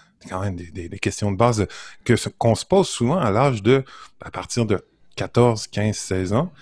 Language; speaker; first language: French; native; French